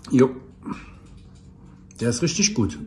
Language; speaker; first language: German; native; German